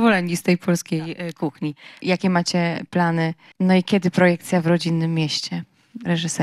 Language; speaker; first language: Polish; native; Polish